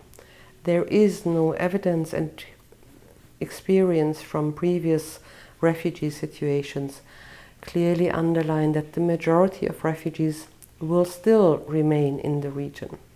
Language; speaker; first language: English; non-native, fluent; German